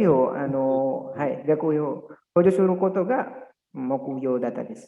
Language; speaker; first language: Japanese; non-native, learner; Indonesian